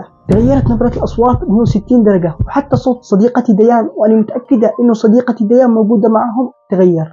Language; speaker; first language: Arabic; native; Arabic